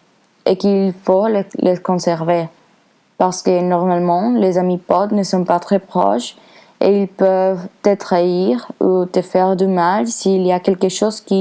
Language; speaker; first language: French; non-native, learner; Spanish